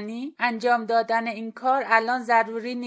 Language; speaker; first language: Persian; native; Persian